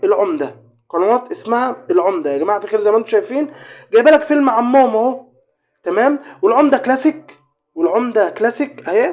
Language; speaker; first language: Arabic; native; Arabic